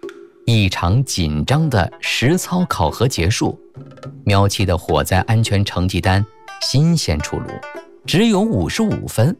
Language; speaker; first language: Chinese; native; Chinese